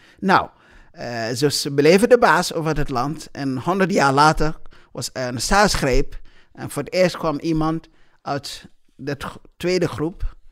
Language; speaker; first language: Dutch; non-native, fluent; English